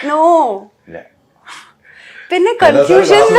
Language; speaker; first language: Malayalam; early bilingual, heritage; Malayalam